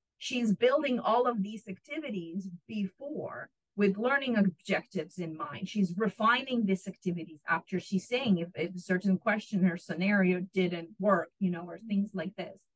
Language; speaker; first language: English; non-native, fluent; Russian